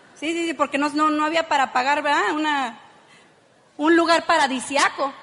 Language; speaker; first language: Spanish; native; Spanish